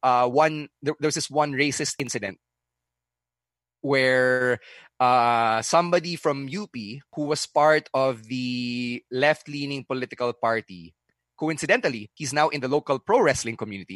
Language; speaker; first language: English; non-native, local second language; Filipino